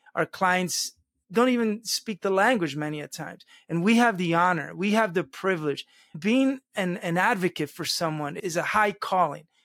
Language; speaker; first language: English; early bilingual, other home language; Spanish